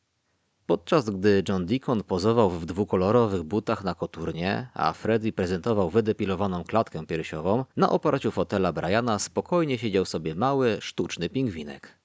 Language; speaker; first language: Polish; native; Polish